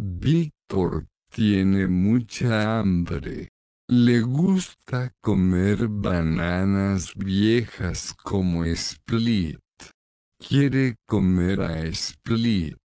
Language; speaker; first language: Spanish; non-native, learner; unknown